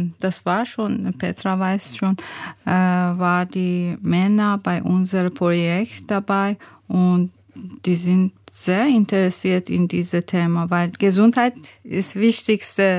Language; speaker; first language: German; non-native, learner; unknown